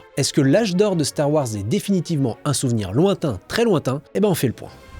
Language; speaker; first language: French; native; French